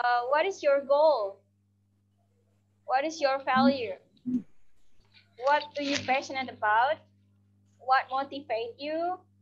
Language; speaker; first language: English; non-native, fluent; Indonesian